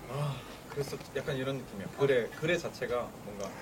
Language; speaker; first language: Korean; native; Korean